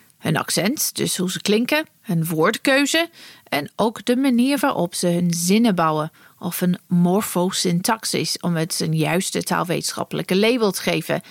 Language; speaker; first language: Dutch; non-native, fluent; English